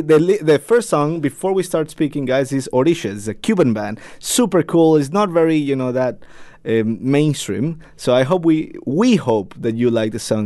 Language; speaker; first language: English; non-native, fluent; Spanish